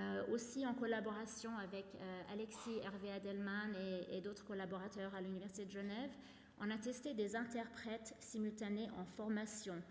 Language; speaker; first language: French; non-native, fluent; English